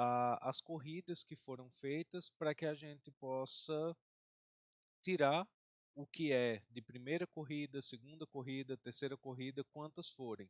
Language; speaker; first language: Portuguese; native; Portuguese